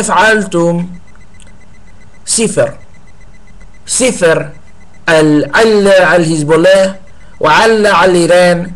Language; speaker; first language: Arabic; non-native, learner; English